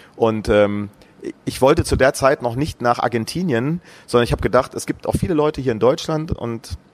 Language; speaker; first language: German; native; German